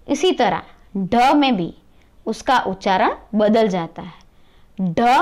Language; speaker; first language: Hindi; non-native, local second language; Gujarati